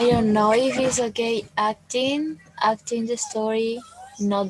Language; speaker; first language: English; non-native, learner; Spanish